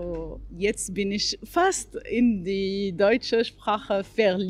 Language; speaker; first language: German; non-native, learner; Arabic